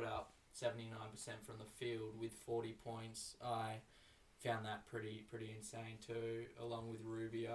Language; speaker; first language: English; native; English